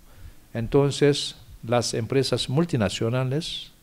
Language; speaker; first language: Spanish; non-native, fluent; Korean